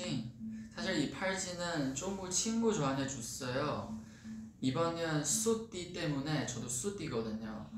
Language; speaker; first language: Korean; non-native, fluent; Chinese